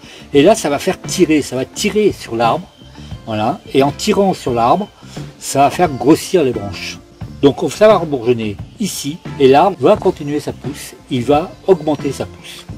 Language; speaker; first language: French; native; French